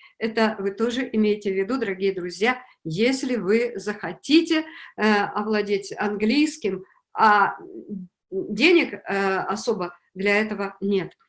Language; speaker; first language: Russian; native; Russian